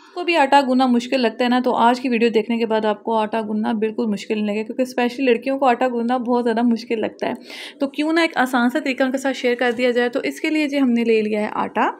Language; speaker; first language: Urdu; native; Urdu